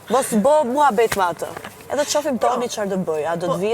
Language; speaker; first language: Albanian; native; Albanian